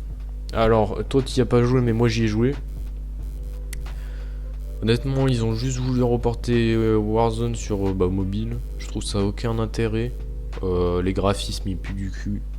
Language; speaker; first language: French; native; French